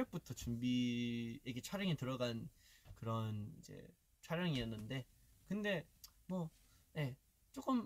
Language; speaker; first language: Korean; early bilingual, heritage; Korean